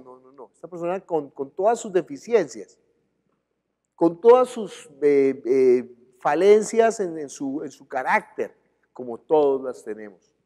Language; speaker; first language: Spanish; native; Spanish